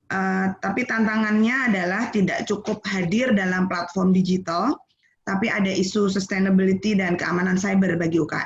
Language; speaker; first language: Indonesian; native; Indonesian